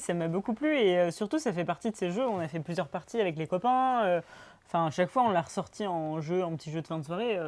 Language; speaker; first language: French; native; French